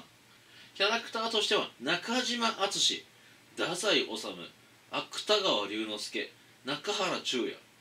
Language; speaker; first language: Japanese; native; Japanese